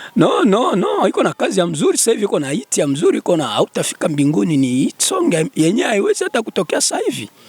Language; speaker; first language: Swahili; native; Swahili